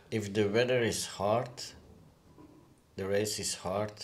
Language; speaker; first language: English; non-native, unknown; Dutch